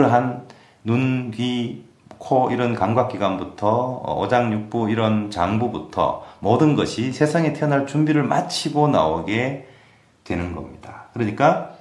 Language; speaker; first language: Korean; native; Korean